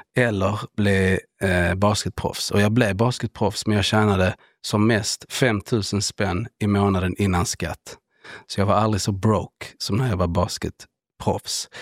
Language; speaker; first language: Swedish; early bilingual, other home language; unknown